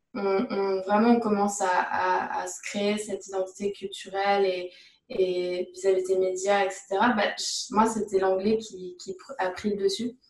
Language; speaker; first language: French; native; French